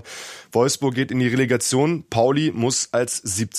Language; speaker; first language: German; native; German